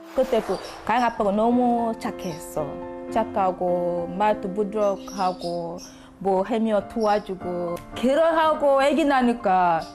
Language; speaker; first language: Korean; non-native, learner; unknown